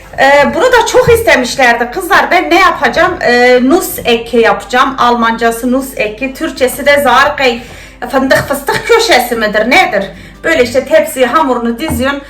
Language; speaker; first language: Turkish; early bilingual, heritage; Turkish